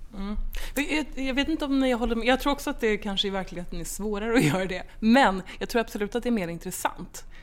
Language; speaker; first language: Swedish; native; Swedish